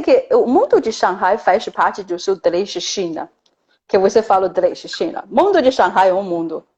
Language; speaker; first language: Portuguese; non-native, fluent; Chinese